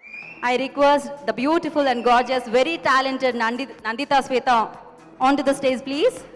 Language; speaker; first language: Telugu; native; Telugu